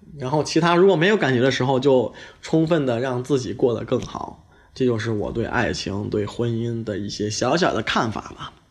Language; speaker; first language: Chinese; native; Chinese